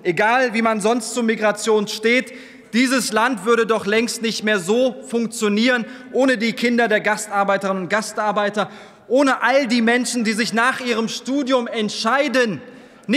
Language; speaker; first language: German; early bilingual, other home language; Turkish